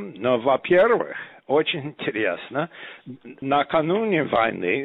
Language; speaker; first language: Russian; non-native, fluent; English